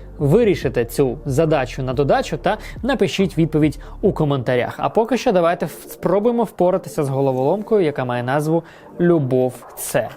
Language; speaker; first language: Ukrainian; non-native, local second language; Russian